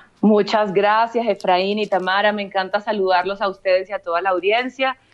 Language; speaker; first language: Spanish; native; Spanish